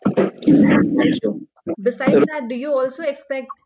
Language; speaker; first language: English; non-native, local second language; Hindi